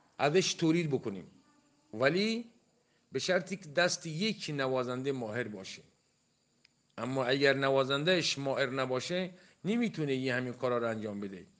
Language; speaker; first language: Persian; non-native, local second language; Baluchi